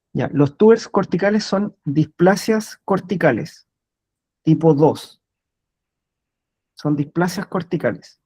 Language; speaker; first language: Spanish; native; Spanish